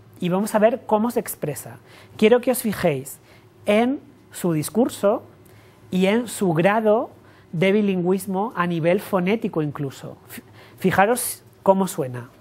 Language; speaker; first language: Spanish; native; Spanish